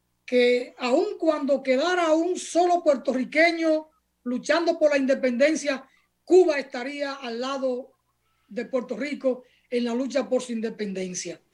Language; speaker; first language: Spanish; native; Spanish